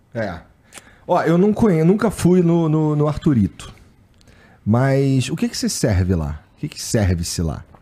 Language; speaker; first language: Portuguese; native; Portuguese